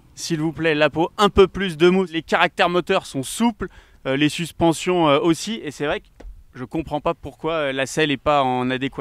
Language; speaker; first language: French; native; French